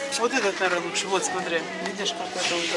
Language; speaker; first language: Russian; native; Russian